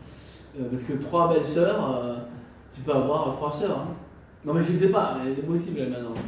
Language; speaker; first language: French; non-native, fluent; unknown